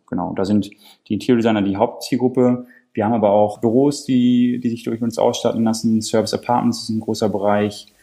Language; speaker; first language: German; native; German